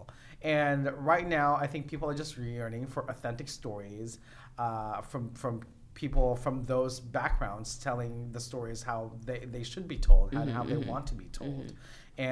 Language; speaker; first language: English; non-native, local second language; Filipino